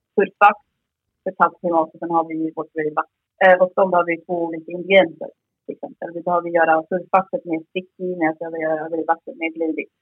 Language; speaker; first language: Swedish; native; Swedish